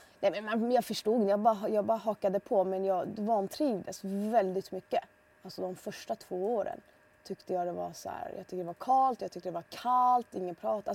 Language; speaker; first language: Swedish; early bilingual, other home language; Persian